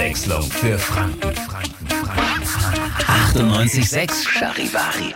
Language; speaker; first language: German; native; German